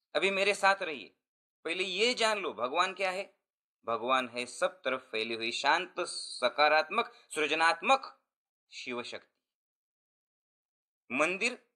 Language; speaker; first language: Hindi; non-native, local second language; Marathi